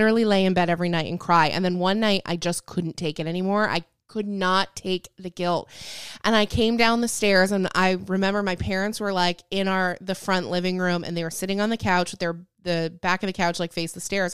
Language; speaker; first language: English; native; English